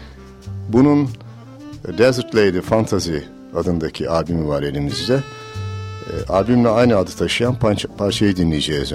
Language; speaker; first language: Turkish; native; Turkish